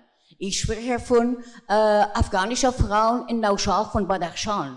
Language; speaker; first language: German; non-native, fluent; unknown